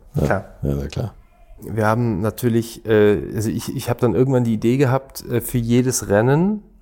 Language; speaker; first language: German; native; German